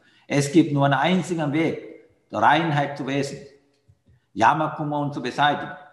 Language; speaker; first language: German; non-native, fluent; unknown